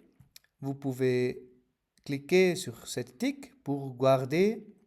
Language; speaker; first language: French; non-native, fluent; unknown